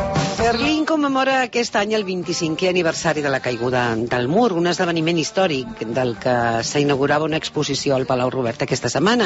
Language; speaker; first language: Catalan; native; Catalan